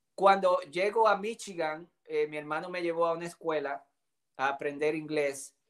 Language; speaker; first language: Spanish; native; Spanish